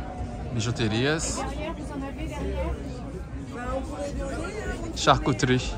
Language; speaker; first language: French; non-native, fluent; Portuguese